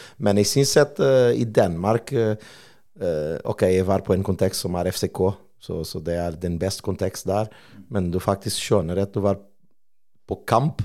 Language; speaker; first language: Norwegian; non-native, fluent; Portuguese